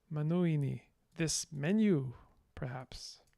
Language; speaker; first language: Indonesian; non-native, learner; English